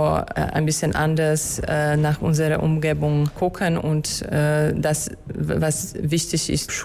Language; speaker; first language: German; non-native, fluent; Polish